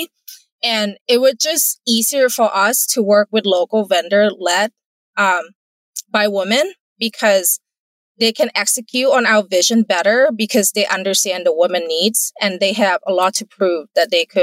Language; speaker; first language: English; non-native, fluent; Thai